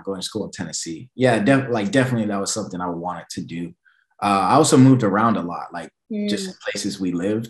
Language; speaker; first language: English; native; English